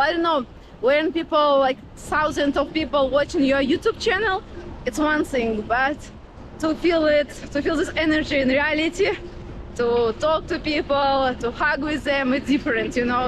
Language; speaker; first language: English; non-native, fluent; Russian